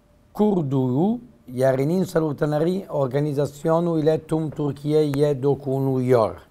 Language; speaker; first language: Turkish; non-native, learner; Italian